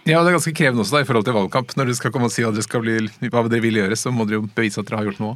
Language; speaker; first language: Norwegian; native; Norwegian